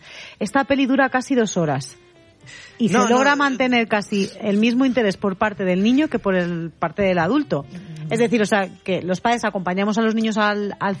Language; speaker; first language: Spanish; native; Spanish